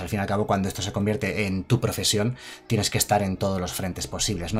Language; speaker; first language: Spanish; native; Spanish